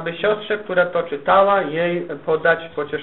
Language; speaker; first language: Polish; native; Polish